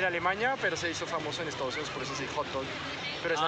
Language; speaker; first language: Spanish; non-native, fluent; French